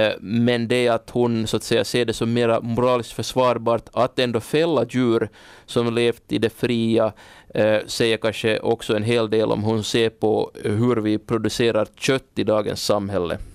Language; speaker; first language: Swedish; native; Swedish